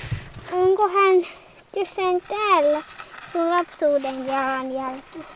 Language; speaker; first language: Finnish; early bilingual, heritage; Finnish